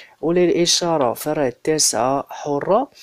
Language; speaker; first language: Arabic; native; Arabic